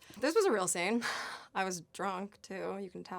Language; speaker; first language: English; native; English